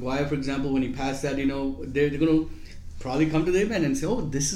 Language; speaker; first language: English; non-native, local second language; Gujarati